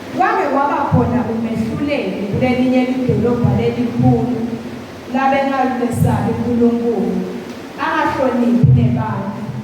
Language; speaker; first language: Zulu; non-native, local second language; Swati